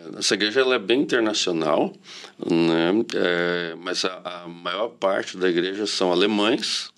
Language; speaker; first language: Portuguese; native; Portuguese